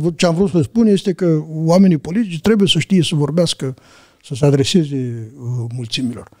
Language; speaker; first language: Romanian; native; Romanian